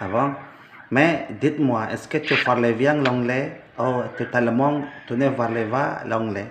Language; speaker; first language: French; non-native, learner; Indonesian